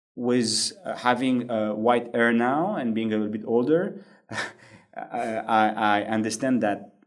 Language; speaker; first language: English; non-native, fluent; French